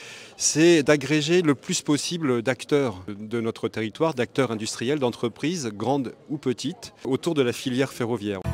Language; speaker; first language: French; native; French